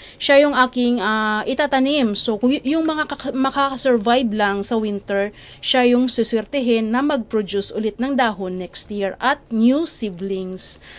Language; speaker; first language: Filipino; native; Filipino